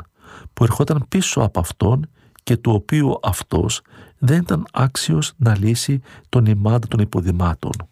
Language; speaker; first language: Greek; native; Greek